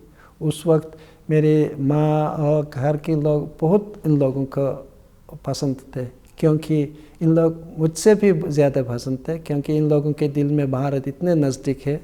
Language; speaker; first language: Hindi; non-native, learner; Mongolian